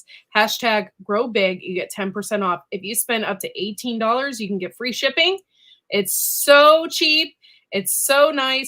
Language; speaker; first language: English; native; English